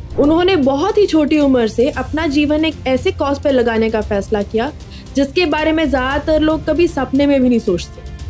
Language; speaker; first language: Hindi; native; Hindi